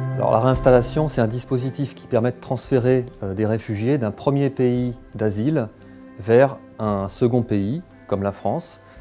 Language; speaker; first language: French; native; French